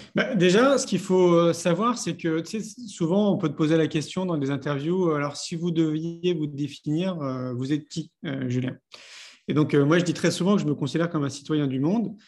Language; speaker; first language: French; native; French